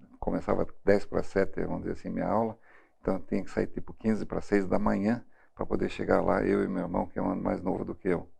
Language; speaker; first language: Portuguese; early bilingual, other home language; German